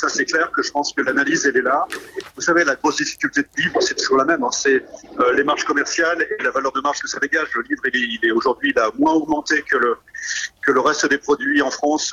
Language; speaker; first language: French; native; French